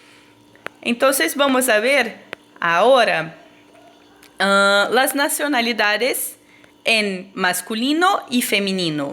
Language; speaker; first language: Spanish; non-native, fluent; Portuguese